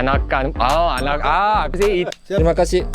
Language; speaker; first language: Indonesian; non-native, fluent; Korean